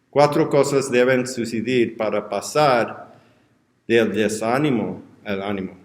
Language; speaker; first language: Spanish; non-native, learner; English